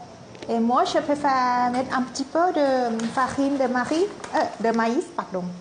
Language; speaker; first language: French; non-native, learner; Thai